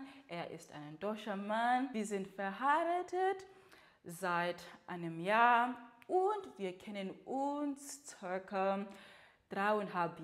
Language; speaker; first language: German; non-native, learner; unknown